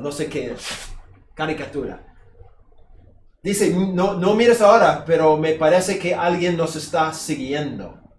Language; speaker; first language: Spanish; non-native, fluent; English